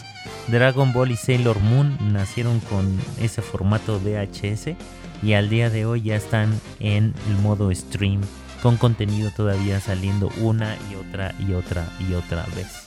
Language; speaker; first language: Spanish; native; Spanish